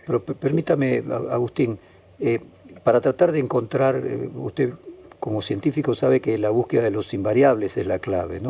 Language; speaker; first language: Spanish; native; Spanish